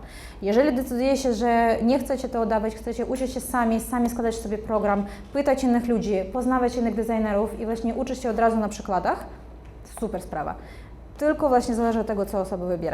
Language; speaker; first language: Polish; non-native, fluent; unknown